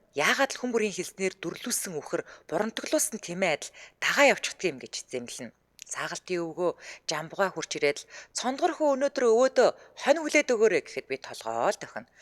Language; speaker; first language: Mongolian; native; Mongolian